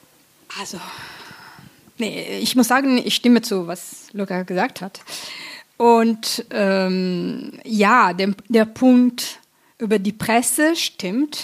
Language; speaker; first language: German; non-native, fluent; Italian